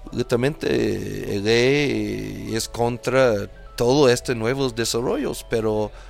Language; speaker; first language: Spanish; non-native, fluent; English